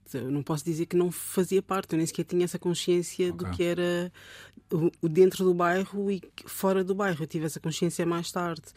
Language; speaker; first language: Portuguese; native; Portuguese